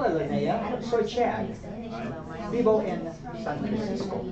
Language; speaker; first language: Spanish; non-native, fluent; English